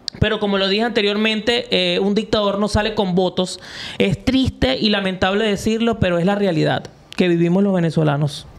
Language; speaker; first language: Spanish; native; Spanish